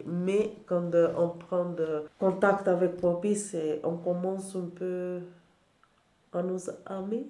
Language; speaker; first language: French; non-native, learner; Albanian